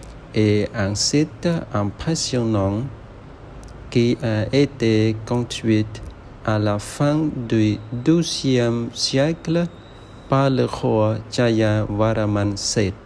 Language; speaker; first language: French; non-native, learner; Khmer